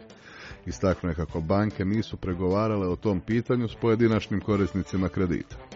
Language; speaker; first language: Serbian; native; Serbian